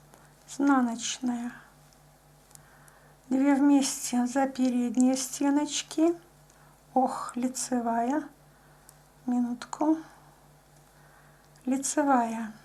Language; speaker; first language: Russian; native; Russian